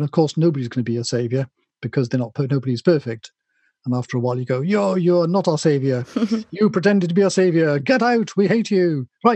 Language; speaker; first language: English; native; English